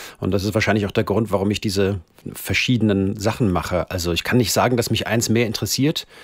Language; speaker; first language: German; native; German